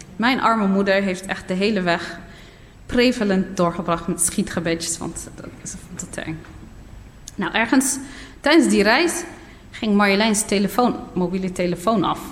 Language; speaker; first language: Dutch; early bilingual, other home language; Berber languages